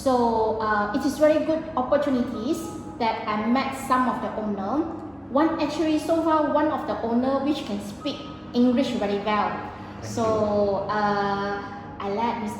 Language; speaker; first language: English; non-native, learner; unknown